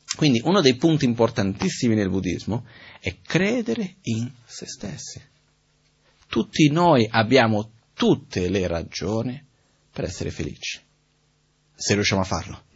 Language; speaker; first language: Italian; non-native, fluent; Portuguese